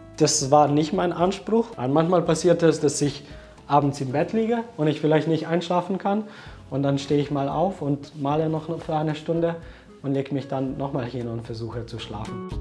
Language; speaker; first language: German; non-native, fluent; Slovenian